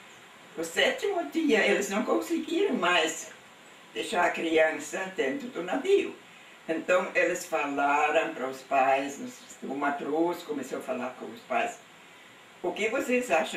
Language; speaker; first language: Portuguese; non-native, local second language; German